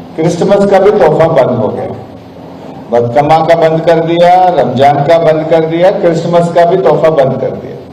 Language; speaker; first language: Hindi; non-native, local second language; Telugu